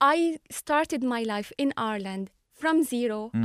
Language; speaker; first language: English; non-native, fluent; Arabic